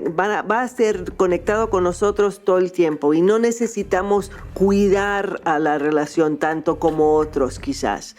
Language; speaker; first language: Spanish; non-native, fluent; English